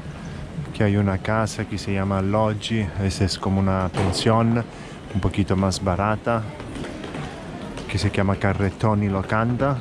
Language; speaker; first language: Spanish; non-native, fluent; Italian